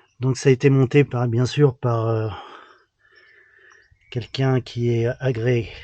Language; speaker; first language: French; native; French